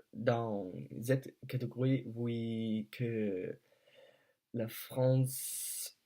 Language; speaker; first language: French; non-native, learner; Danish